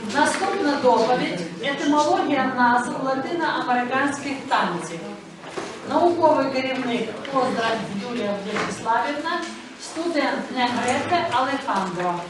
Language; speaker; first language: Ukrainian; native; Ukrainian